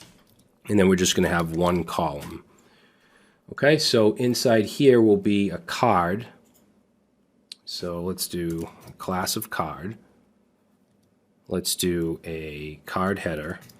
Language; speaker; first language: English; native; English